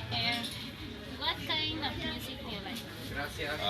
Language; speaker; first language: English; non-native, learner; Spanish